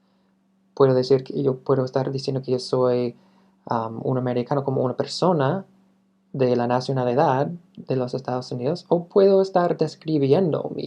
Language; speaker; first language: Spanish; non-native, fluent; English